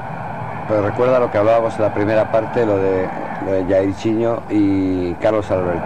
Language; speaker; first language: Spanish; native; Spanish